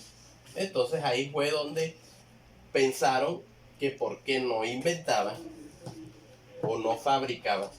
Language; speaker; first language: Spanish; native; Spanish